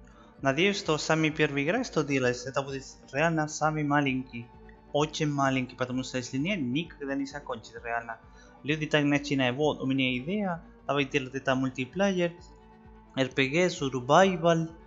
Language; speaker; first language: Russian; non-native, learner; Spanish